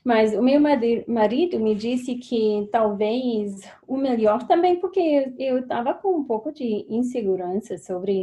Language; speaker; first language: Portuguese; non-native, fluent; English